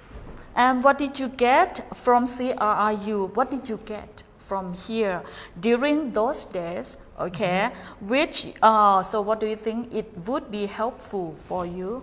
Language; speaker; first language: English; non-native, fluent; Thai